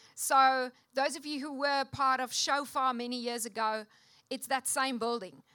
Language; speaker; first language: English; non-native, local second language; Afrikaans